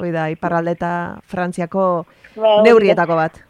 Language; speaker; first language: Basque; native; Basque